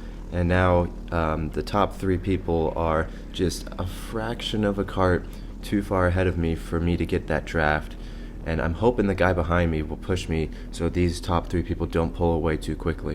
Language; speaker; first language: English; native; English